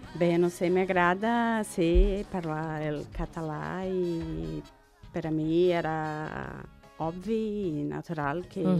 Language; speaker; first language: Catalan; non-native, learner; Portuguese